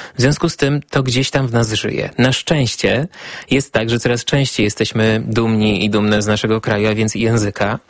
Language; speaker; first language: Polish; native; Polish